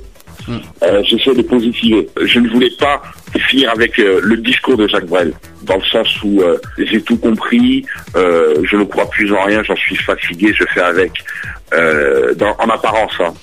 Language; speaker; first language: French; early bilingual, other home language; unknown